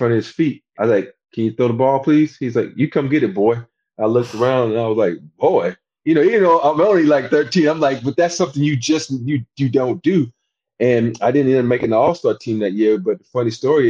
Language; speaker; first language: English; native; English